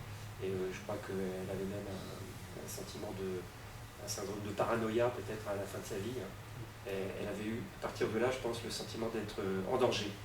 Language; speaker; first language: French; native; French